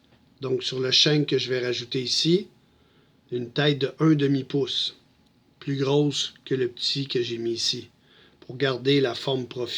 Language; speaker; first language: French; native; French